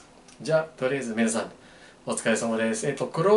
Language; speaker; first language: Japanese; non-native, learner; English